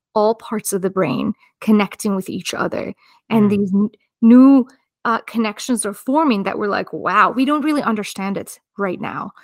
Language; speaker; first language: English; non-native, fluent; Persian